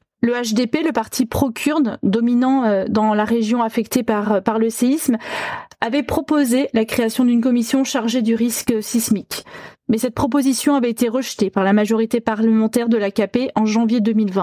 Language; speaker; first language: French; native; French